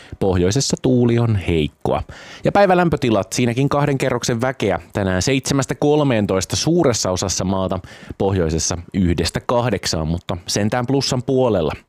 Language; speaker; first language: Finnish; native; Finnish